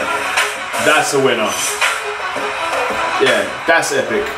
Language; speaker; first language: English; native; English